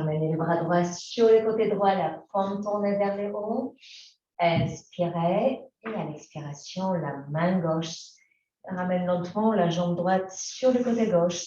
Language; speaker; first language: French; native; French